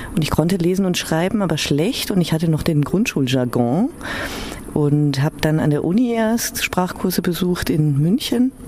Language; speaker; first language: German; early bilingual, heritage; German